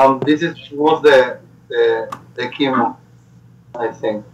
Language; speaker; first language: English; non-native, learner; Spanish